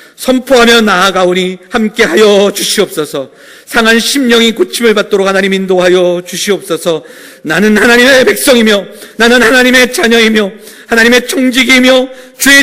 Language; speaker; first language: Korean; native; Korean